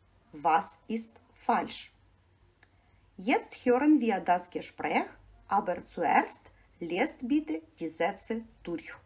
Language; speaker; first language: German; non-native, fluent; Ukrainian